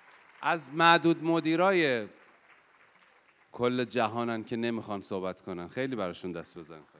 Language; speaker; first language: Persian; native; Persian